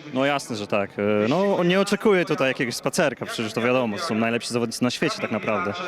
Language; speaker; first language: Polish; native; Polish